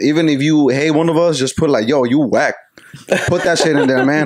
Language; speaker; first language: English; early bilingual, other home language; Spanish